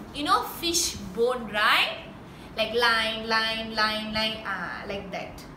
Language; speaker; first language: English; non-native, local second language; Tamil